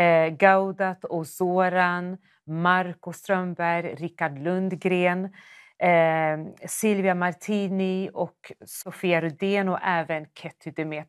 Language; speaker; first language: Swedish; native; Swedish